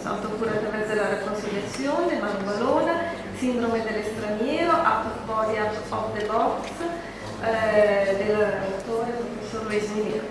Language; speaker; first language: Spanish; non-native, fluent; Italian